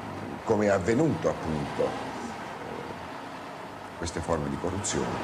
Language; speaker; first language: Italian; native; Italian